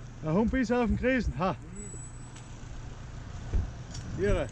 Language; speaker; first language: German; native; German